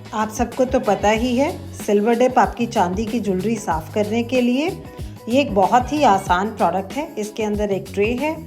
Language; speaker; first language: Hindi; non-native, local second language; Bangla